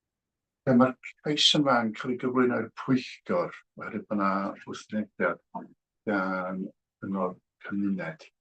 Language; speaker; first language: Welsh; native; Welsh